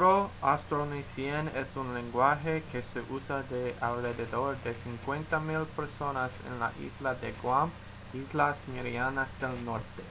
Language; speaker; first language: Spanish; non-native, learner; English